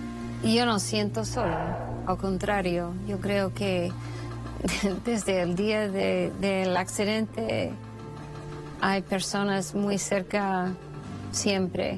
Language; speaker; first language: Spanish; non-native, fluent; English